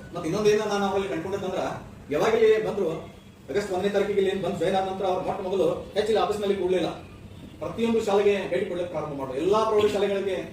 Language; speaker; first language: Kannada; native; Kannada